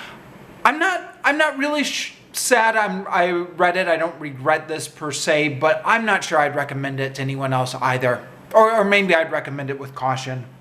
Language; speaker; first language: English; native; English